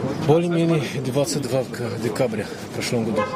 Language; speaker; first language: Russian; non-native, learner; Portuguese